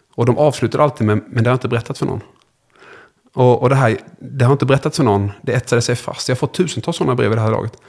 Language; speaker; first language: Swedish; native; Swedish